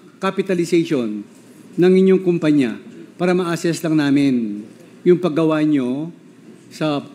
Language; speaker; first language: Filipino; non-native, local second language; Pampanga